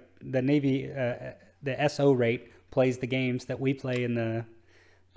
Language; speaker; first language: English; native; English